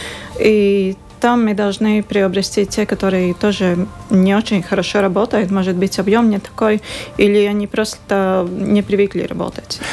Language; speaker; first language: Russian; non-native, local second language; Latvian